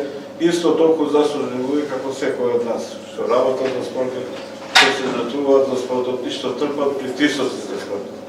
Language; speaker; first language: Macedonian; native; Macedonian